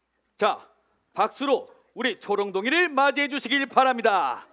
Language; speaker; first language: Korean; native; Korean